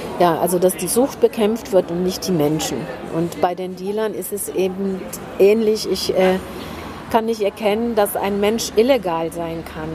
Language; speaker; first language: German; early bilingual, heritage; German